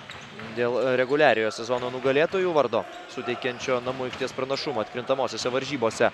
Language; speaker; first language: Lithuanian; native; Lithuanian